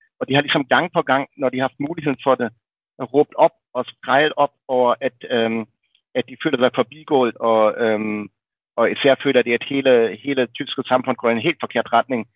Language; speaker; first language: Danish; native; Danish